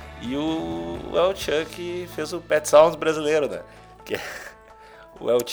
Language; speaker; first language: Portuguese; native; Portuguese